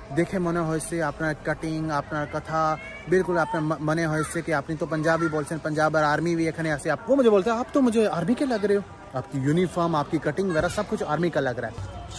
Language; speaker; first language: Hindi; native; Hindi